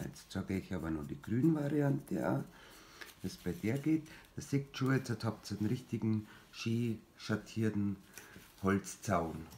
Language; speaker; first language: German; native; German